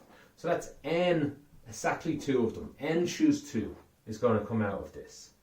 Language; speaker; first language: English; native; English